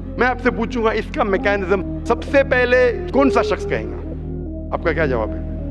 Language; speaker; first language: Hindi; non-native, local second language; Urdu